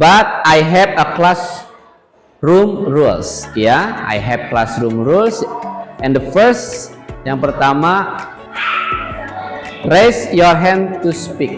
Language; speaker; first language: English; non-native, learner; Indonesian